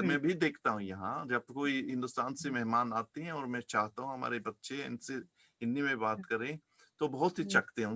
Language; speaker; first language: Hindi; non-native, fluent; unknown